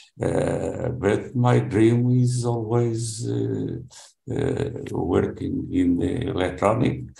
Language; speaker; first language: English; non-native, learner; Portuguese